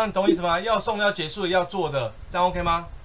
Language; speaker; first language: Chinese; native; Chinese